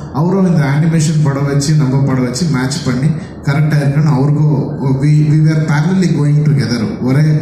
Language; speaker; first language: Tamil; non-native, local second language; Kannada